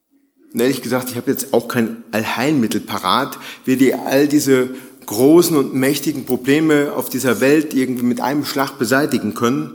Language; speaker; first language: German; native; German